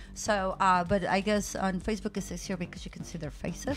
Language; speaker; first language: English; non-native, fluent; Spanish